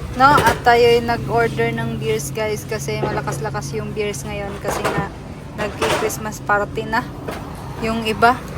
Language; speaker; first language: Filipino; non-native, local second language; Cebuano